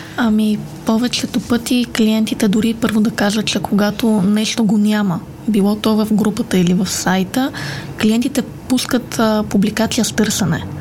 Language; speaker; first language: Bulgarian; native; Bulgarian